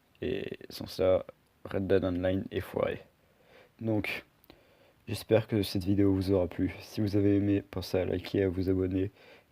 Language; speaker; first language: French; native; French